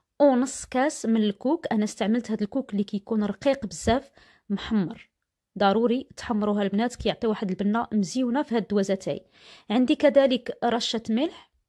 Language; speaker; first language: Arabic; native; Arabic